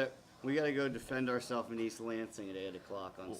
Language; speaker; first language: English; native; English